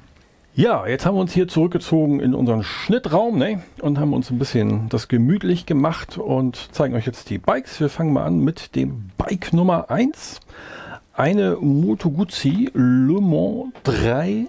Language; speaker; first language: German; native; German